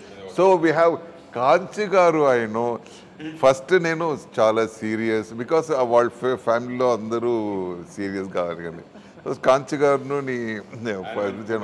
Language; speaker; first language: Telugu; non-native, fluent; Tamil